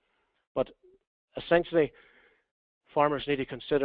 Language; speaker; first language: English; native; English